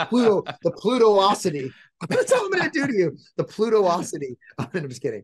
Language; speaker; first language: English; native; English